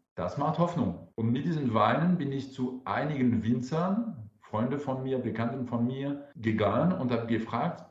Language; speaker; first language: German; non-native, fluent; French